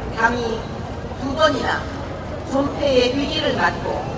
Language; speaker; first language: Korean; native; Korean